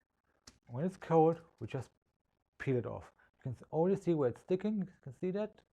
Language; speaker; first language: English; non-native, fluent; German